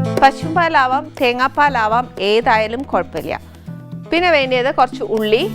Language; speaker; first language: Malayalam; native; Malayalam